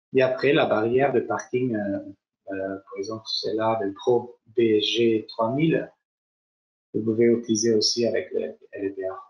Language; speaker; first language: French; non-native, fluent; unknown